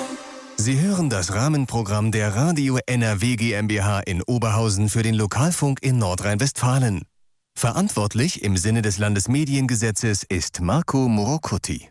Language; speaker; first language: German; native; German